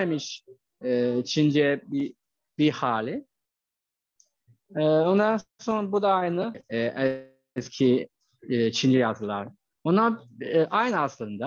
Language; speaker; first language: Turkish; non-native, fluent; Chinese